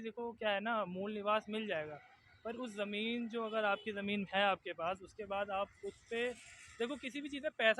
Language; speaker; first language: Hindi; native; Hindi